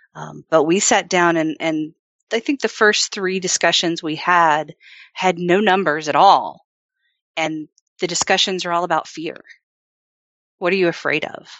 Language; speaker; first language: English; native; English